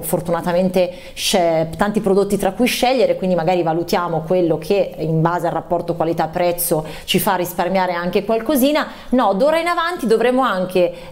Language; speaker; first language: Italian; native; Italian